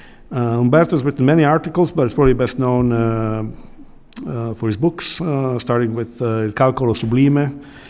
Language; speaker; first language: English; non-native, fluent; Italian